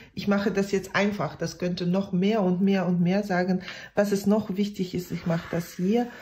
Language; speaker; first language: German; non-native, fluent; Russian